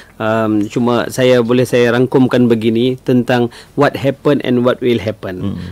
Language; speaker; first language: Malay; native; Malay